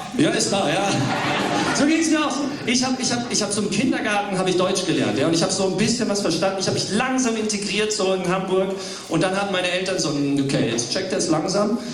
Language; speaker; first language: German; early bilingual, other home language; English